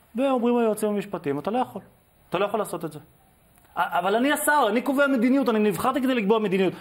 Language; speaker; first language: Hebrew; native; Hebrew